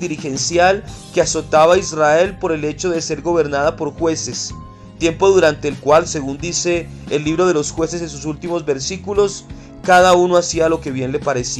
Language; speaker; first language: Spanish; native; Spanish